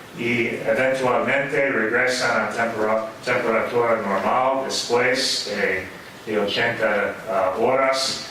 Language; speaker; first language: Spanish; non-native, fluent; English